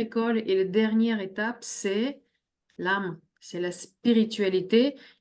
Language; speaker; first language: French; non-native, fluent; Russian